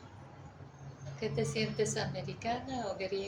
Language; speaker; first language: Spanish; native; Spanish